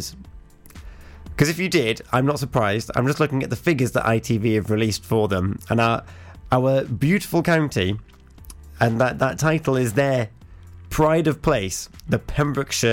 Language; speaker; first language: English; native; English